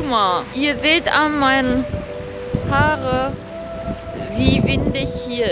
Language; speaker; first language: German; non-native, learner; Japanese